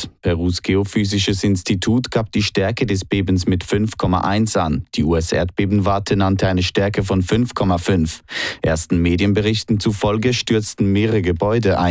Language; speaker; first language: German; native; German